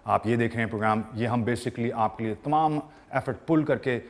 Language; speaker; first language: Urdu; native; Urdu